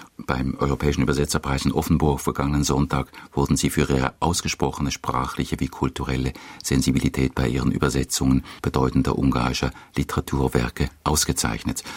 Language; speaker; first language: German; native; German